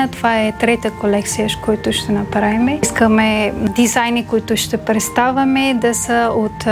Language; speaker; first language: Bulgarian; non-native, learner; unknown